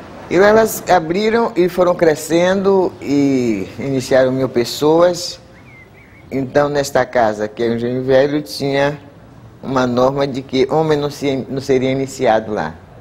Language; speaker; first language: Portuguese; native; Portuguese